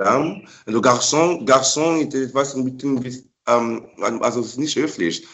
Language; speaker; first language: German; non-native, fluent; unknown